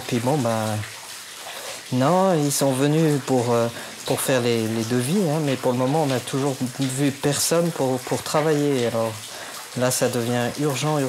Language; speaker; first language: French; native; French